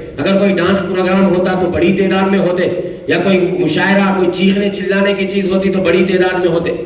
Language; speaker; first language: Urdu; native; Urdu